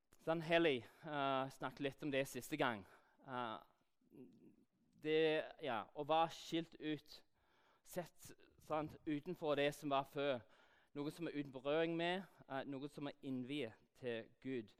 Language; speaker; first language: Norwegian; non-native, fluent; English